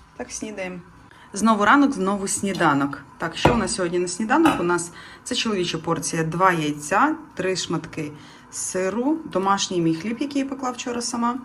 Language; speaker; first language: Ukrainian; non-native, local second language; Russian